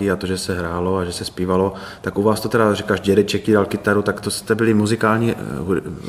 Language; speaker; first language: Czech; native; Czech